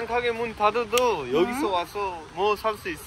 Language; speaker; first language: Korean; non-native, learner; Urdu